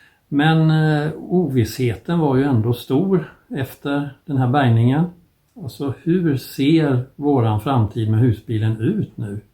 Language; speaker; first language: Swedish; native; Swedish